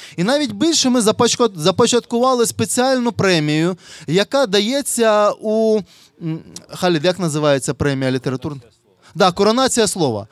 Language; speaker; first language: Ukrainian; non-native, local second language; Russian